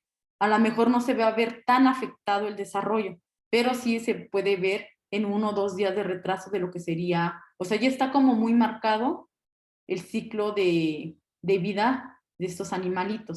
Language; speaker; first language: Spanish; native; Spanish